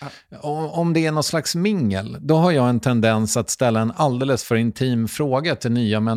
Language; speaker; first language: Swedish; native; Swedish